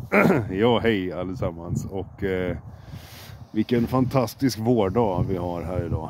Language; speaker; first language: Swedish; native; Swedish